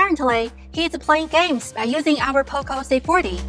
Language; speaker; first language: English; non-native, fluent; Chinese